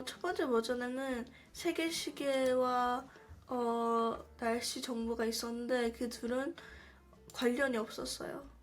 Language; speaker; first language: Korean; early bilingual, heritage; Korean